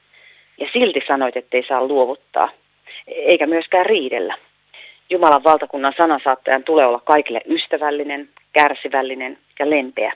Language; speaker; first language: Finnish; native; Finnish